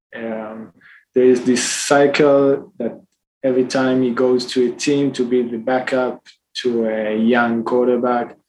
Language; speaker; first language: English; non-native, fluent; Hebrew